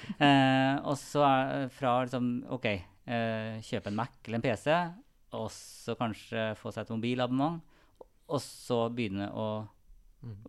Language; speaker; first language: Norwegian; native; Norwegian